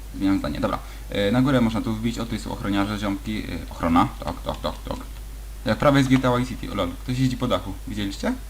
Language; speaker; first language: Polish; native; Polish